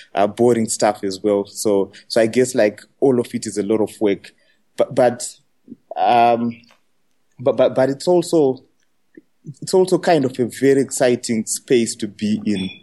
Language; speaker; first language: English; non-native, local second language; Shona